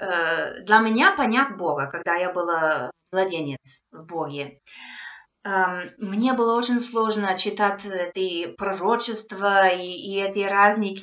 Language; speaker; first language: Russian; non-native, fluent; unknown